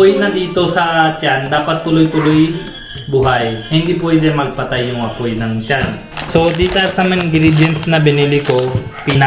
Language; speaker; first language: Filipino; non-native, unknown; Hindi